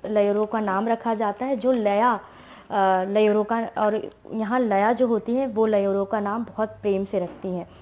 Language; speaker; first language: Hindi; native; Hindi